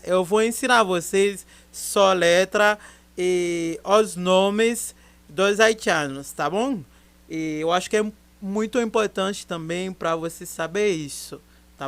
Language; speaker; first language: Portuguese; non-native, fluent; Haitian Creole